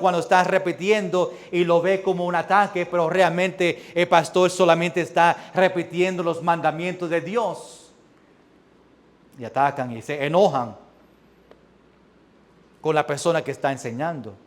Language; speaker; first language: Spanish; early bilingual, heritage; English